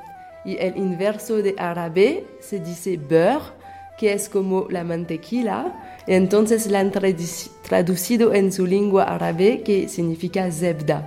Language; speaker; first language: Spanish; non-native, learner; French